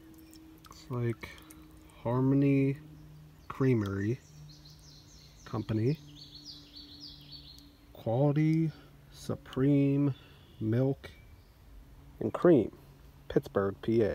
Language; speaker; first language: English; native; English